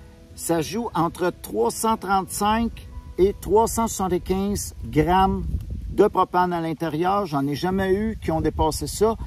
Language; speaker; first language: French; native; French